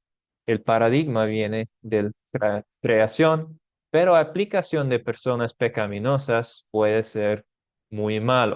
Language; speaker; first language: Spanish; non-native, fluent; English